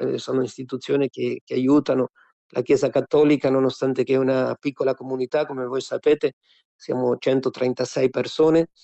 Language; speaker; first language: Italian; non-native, fluent; Spanish